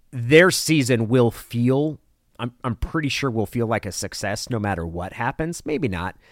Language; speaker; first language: English; native; English